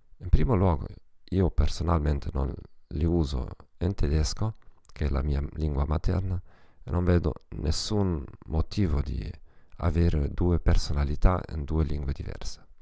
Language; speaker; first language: Italian; non-native, fluent; German